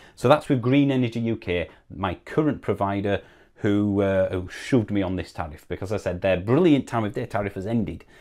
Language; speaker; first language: English; native; English